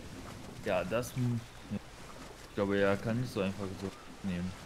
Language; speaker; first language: German; non-native, learner; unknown